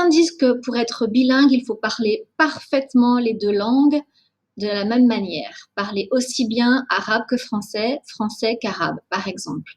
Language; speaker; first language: French; native; French